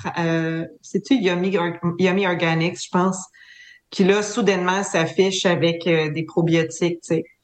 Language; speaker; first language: French; native; French